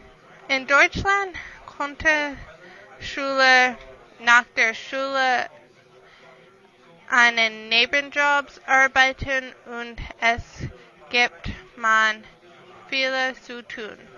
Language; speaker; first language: German; non-native, learner; English